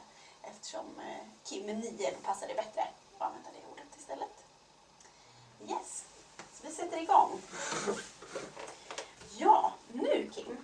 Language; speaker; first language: Swedish; native; Swedish